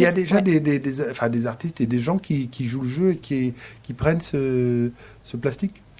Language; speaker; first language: French; native; French